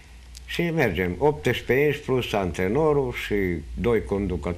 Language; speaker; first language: Romanian; non-native, local second language; Hungarian